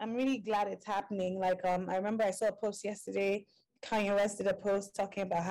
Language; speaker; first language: English; non-native, local second language; Igbo